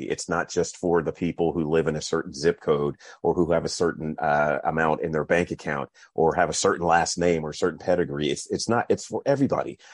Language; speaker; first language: English; native; English